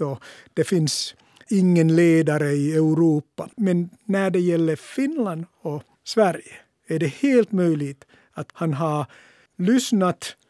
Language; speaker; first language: Swedish; non-native, local second language; Finnish